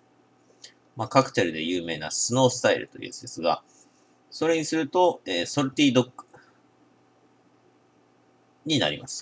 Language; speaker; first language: Japanese; native; Japanese